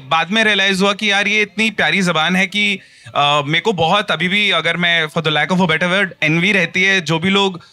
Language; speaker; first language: Hindi; native; Hindi